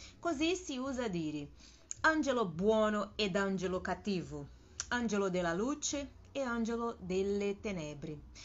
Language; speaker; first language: Italian; non-native, learner; Portuguese